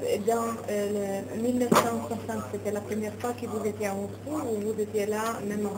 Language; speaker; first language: French; non-native, fluent; Russian